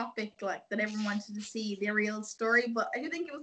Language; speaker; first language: English; native; English